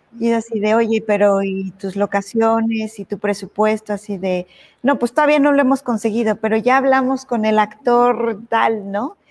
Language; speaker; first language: Spanish; native; Spanish